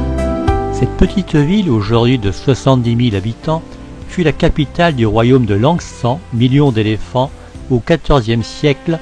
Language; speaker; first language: French; native; French